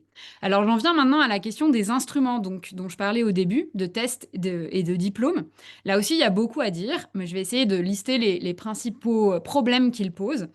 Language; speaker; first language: French; native; French